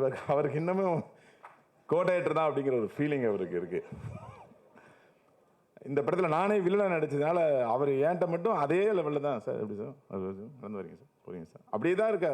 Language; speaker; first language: Tamil; native; Tamil